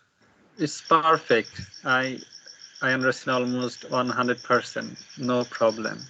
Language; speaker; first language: English; non-native, learner; Bangla